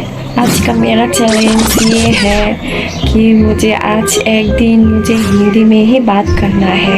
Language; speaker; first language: Hindi; non-native, local second language; Kok Borok